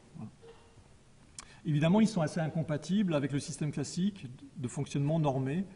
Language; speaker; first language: French; native; French